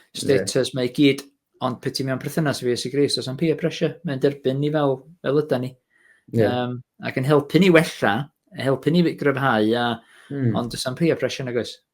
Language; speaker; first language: Welsh; native; Welsh